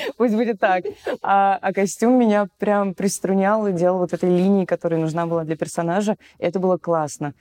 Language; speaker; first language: Russian; native; Russian